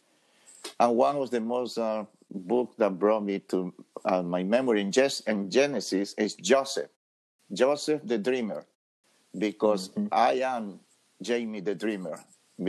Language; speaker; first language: English; non-native, fluent; Spanish